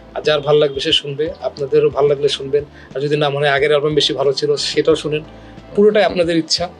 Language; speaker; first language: Bangla; native; Bangla